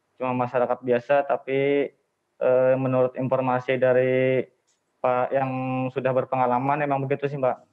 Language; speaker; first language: Indonesian; native; Indonesian